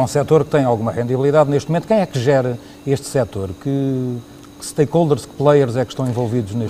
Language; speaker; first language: Portuguese; native; Portuguese